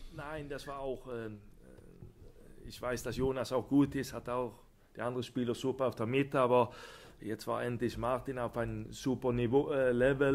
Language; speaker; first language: German; non-native, fluent; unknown